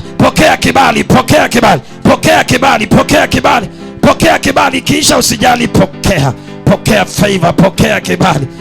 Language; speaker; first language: Swahili; non-native, local second language; Kamba